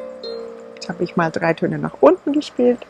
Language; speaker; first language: German; native; German